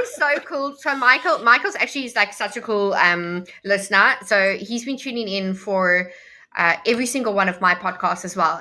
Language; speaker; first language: English; native; English